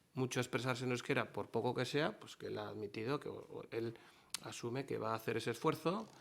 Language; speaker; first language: Spanish; non-native, local second language; Basque